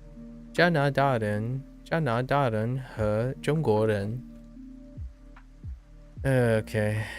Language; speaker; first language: Chinese; non-native, learner; English